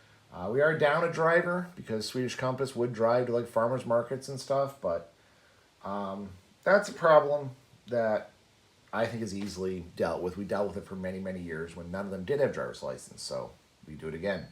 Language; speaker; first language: English; native; English